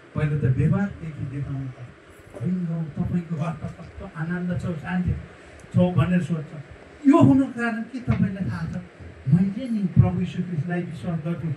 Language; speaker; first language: Nepali; non-native, local second language; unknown